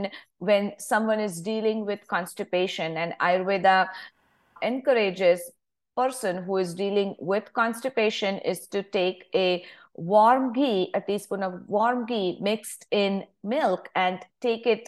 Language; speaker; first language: English; non-native, local second language; Marathi